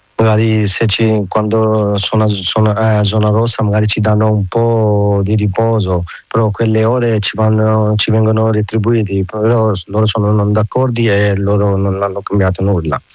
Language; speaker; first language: Italian; non-native, learner; Urdu